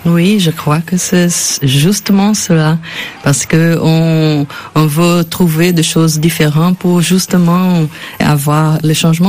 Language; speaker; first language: French; non-native, learner; Portuguese